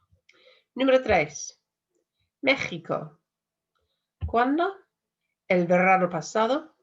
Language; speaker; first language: Spanish; non-native, fluent; English